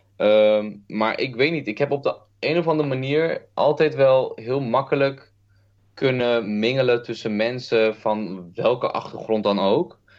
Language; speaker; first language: Dutch; early bilingual, other home language; Kurdish